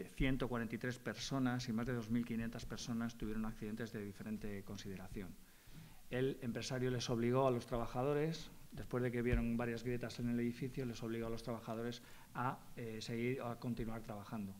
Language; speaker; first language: Spanish; native; Spanish